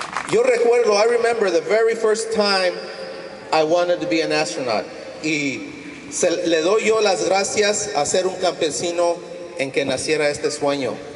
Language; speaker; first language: Spanish; early bilingual, heritage; Spanish